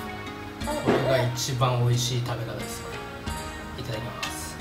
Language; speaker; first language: Japanese; native; Japanese